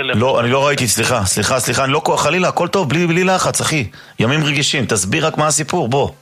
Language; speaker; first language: Hebrew; native; Hebrew